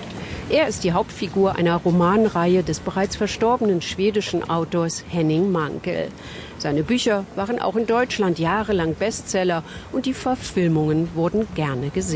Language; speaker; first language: German; native; German